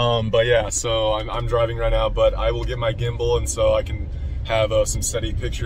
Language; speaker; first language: English; native; English